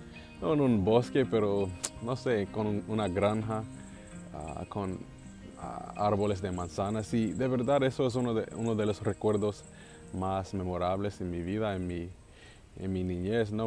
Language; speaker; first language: Spanish; non-native, learner; English